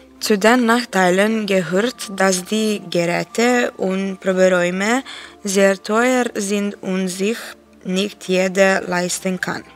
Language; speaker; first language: German; non-native, learner; Serbian